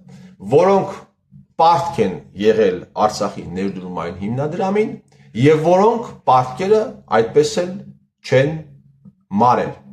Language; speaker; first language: Armenian; native; Armenian